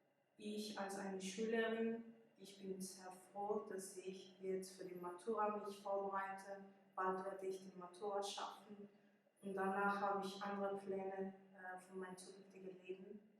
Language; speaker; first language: German; early bilingual, other home language; Persian